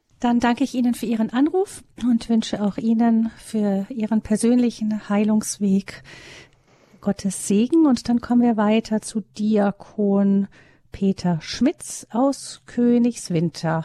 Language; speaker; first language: German; native; German